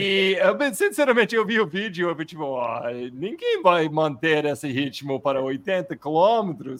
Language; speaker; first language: Portuguese; non-native, fluent; English